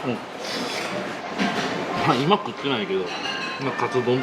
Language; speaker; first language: Japanese; native; Japanese